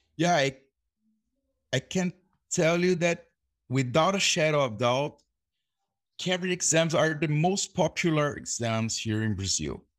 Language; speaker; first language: English; non-native, fluent; Portuguese